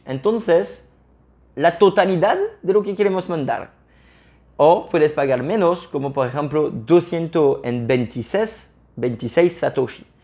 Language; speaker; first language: Spanish; non-native, fluent; French